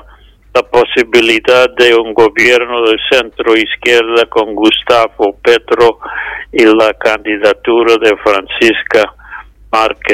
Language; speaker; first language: Spanish; non-native, fluent; English